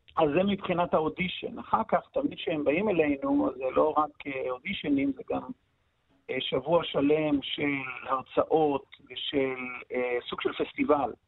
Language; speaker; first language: Hebrew; native; Hebrew